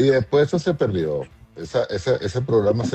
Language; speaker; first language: Spanish; native; Spanish